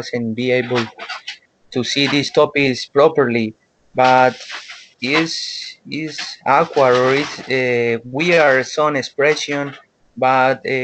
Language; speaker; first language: English; non-native, learner; Spanish